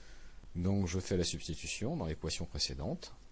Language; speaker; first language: French; native; French